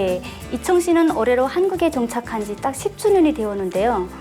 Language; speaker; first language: Korean; native; Korean